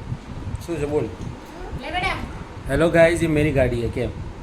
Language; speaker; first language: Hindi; non-native, local second language; Gujarati